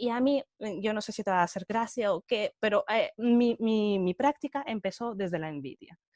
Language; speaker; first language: Spanish; early bilingual, other home language; Russian